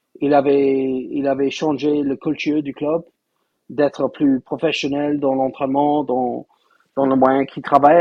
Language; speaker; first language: French; non-native, fluent; English